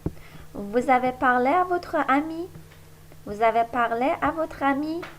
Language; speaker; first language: French; non-native, fluent; Persian